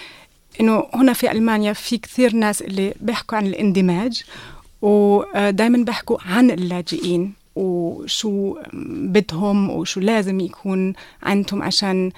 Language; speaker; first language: Arabic; non-native, fluent; German